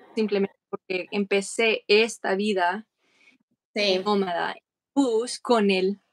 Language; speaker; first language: Spanish; non-native, fluent; English